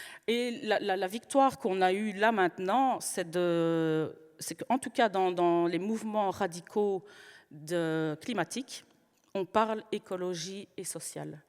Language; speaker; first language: French; native; French